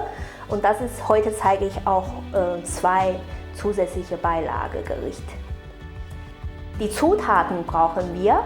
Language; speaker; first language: German; non-native, fluent; Chinese